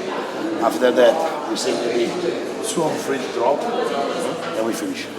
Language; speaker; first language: English; non-native, learner; Italian